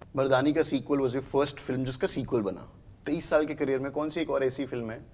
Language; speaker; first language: Hindi; non-native, local second language; Punjabi